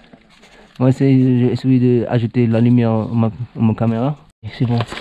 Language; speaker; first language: French; non-native, learner; Arabic